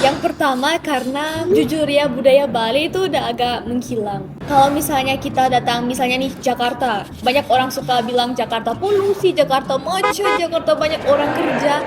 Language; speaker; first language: Indonesian; non-native, fluent; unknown